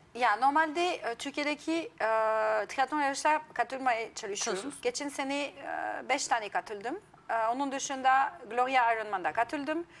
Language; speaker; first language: Turkish; non-native, fluent; French